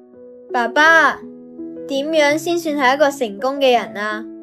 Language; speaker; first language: Cantonese; native; Cantonese